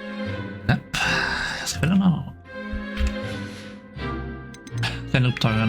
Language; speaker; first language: Swedish; non-native, learner; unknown